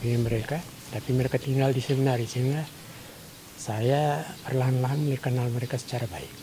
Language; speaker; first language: Indonesian; non-native, local second language; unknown